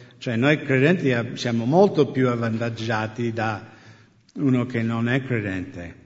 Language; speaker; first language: Italian; non-native, fluent; English